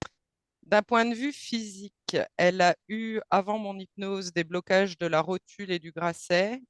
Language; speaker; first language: French; native; French